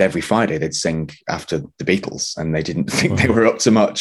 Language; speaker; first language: English; native; English